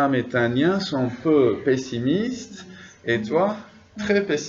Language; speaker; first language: French; non-native, fluent; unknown